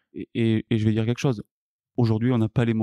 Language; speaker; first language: French; native; French